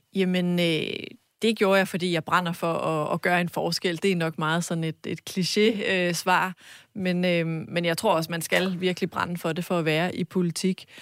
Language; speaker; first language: Danish; early bilingual, other home language; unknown